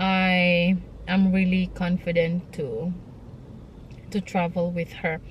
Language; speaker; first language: English; non-native, local second language; Filipino